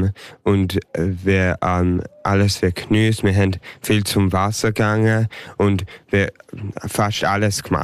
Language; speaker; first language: German; early bilingual, heritage; English